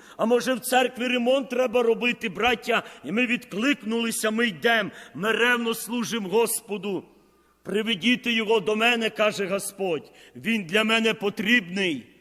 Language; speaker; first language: Ukrainian; native; Ukrainian